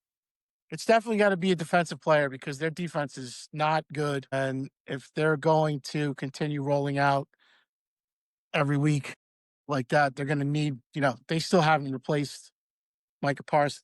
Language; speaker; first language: English; native; English